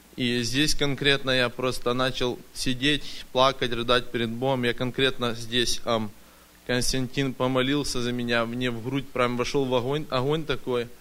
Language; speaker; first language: Russian; early bilingual, heritage; Russian